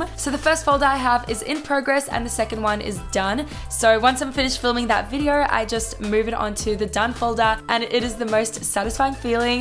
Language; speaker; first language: English; native; English